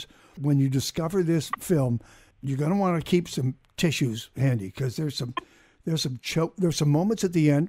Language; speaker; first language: English; native; English